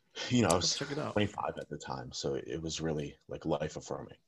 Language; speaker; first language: English; early bilingual, other home language; Russian